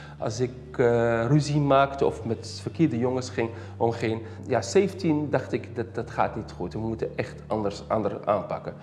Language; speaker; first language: Dutch; early bilingual, other home language; Riffian